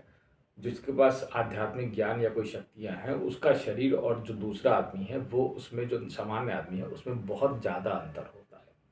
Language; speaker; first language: Hindi; native; Hindi